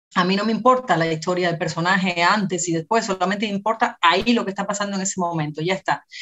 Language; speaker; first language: Spanish; native; Spanish